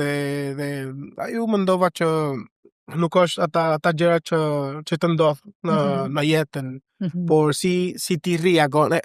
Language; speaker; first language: Albanian; non-native, learner; Spanish